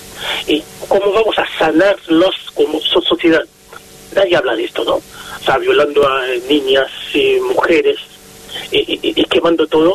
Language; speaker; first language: Spanish; non-native, fluent; Haitian Creole